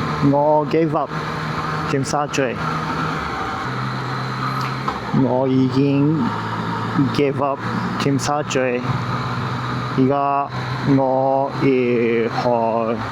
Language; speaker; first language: Chinese; non-native, learner; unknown